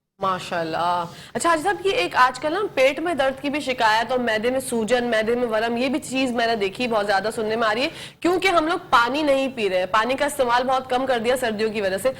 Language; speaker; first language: Urdu; native; Urdu